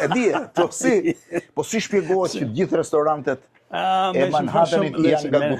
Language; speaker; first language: Albanian; native; Albanian